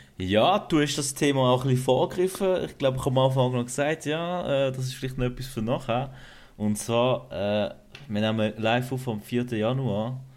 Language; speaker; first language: German; early bilingual, other home language; Kurdish